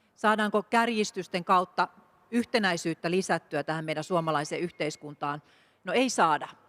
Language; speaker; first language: Finnish; native; Finnish